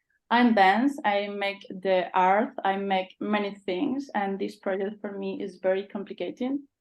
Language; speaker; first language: English; non-native, learner; Spanish